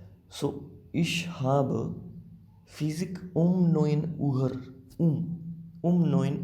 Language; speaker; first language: German; non-native, learner; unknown